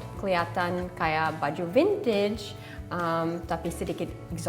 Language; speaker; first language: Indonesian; non-native, learner; English